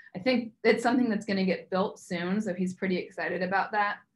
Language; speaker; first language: English; native; English